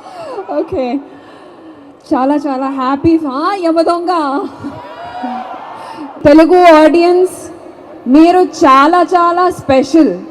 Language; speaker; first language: Telugu; non-native, learner; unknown